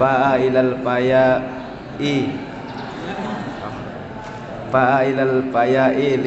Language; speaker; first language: Arabic; non-native, learner; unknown